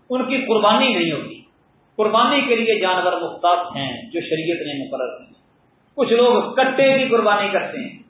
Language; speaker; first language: Urdu; non-native, local second language; Punjabi